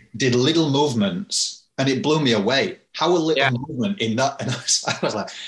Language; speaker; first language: English; native; English